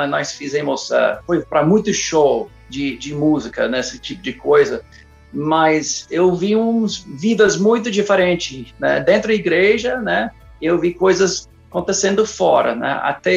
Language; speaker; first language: Portuguese; non-native, fluent; English